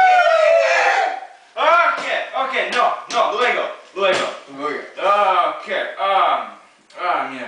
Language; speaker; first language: Spanish; non-native, learner; English